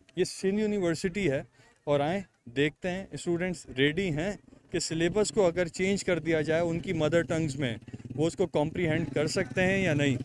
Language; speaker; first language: Urdu; native; Urdu